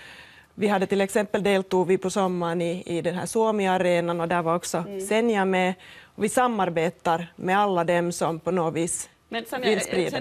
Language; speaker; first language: Swedish; native; Swedish